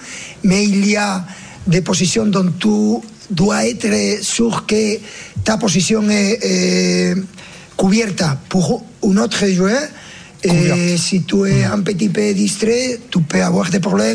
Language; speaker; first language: French; non-native, fluent; Spanish